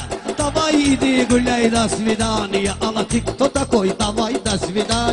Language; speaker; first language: Russian; non-native, learner; Talysh